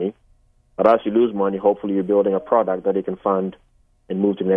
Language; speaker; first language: English; non-native, local second language; Akan